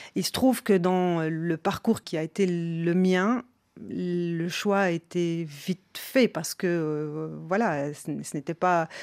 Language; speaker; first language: French; non-native, local second language; Arabic